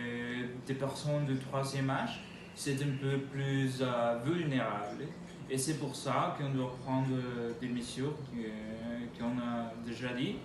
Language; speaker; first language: French; non-native, learner; Spanish